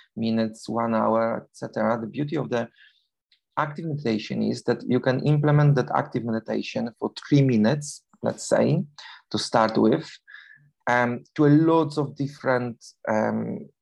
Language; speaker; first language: English; non-native, fluent; Polish